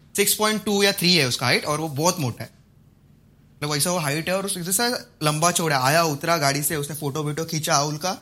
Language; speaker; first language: Hindi; non-native, local second language; Marathi